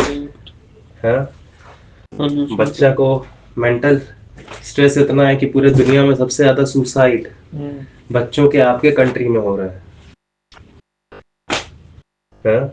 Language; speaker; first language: Hindi; native; Hindi